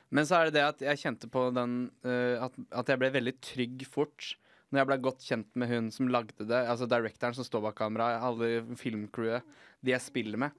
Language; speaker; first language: Norwegian; native; Norwegian